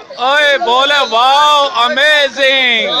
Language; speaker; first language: Hindi; native; Hindi